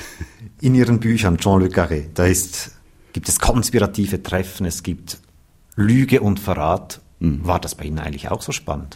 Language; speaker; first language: German; native; German